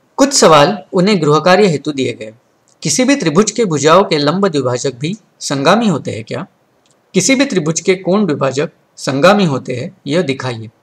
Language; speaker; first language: Hindi; non-native, local second language; Marathi